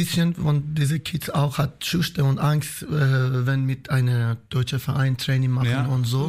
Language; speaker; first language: German; non-native, learner; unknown